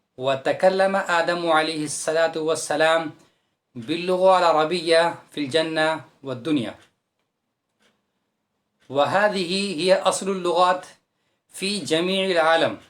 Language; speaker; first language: Arabic; non-native, fluent; Urdu